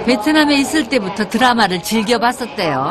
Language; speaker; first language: Korean; native; Korean